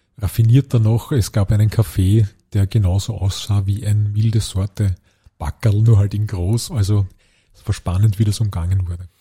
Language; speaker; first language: German; native; German